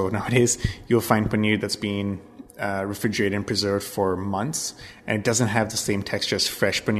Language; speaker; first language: English; non-native, local second language; Bangla